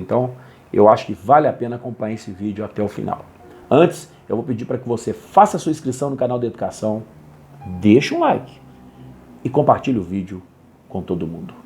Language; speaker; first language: Portuguese; native; Portuguese